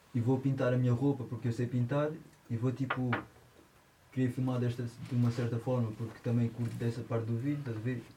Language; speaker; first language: Portuguese; early bilingual, heritage; French